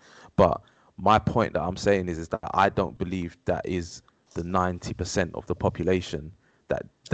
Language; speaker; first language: English; native; English